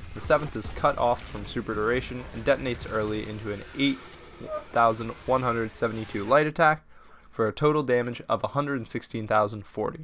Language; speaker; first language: English; native; English